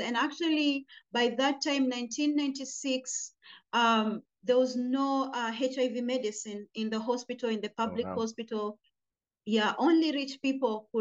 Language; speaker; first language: English; non-native, local second language; Luyia